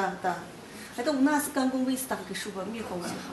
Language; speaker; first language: Russian; non-native, learner; Chinese